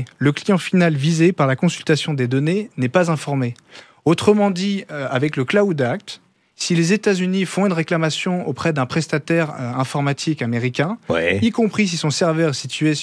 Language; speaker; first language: French; native; French